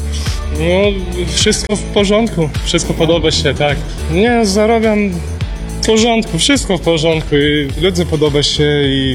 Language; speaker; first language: Polish; non-native, learner; Ukrainian